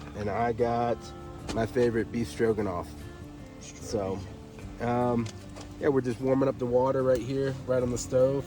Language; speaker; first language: English; native; English